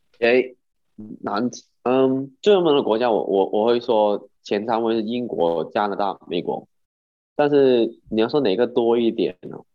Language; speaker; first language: Chinese; non-native, local second language; Cantonese